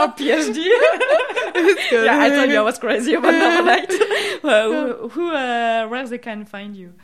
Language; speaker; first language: English; non-native, learner; French